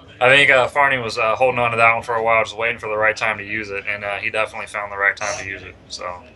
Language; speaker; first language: English; native; English